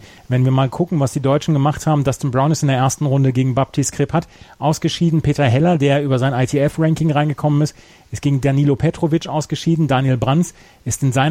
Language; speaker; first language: German; native; German